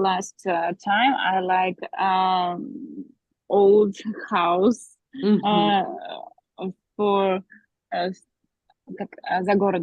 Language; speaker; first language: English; non-native, learner; Russian